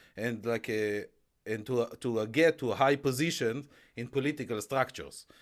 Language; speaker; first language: English; non-native, fluent; Hebrew